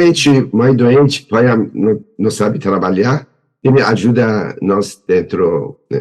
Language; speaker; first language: Portuguese; non-native, learner; Persian